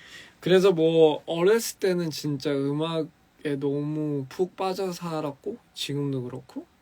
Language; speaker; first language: Korean; early bilingual, heritage; English